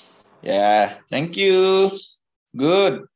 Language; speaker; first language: English; non-native, learner; Indonesian